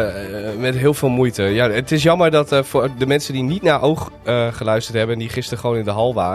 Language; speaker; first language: Dutch; native; Dutch